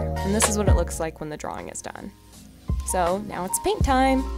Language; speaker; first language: English; native; English